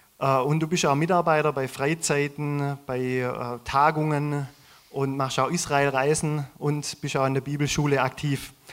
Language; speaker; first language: German; native; German